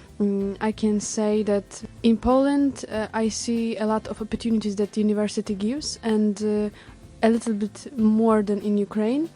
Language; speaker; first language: English; non-native, learner; Ukrainian